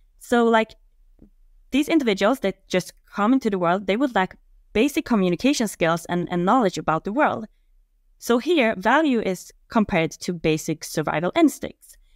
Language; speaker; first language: English; non-native, fluent; Swedish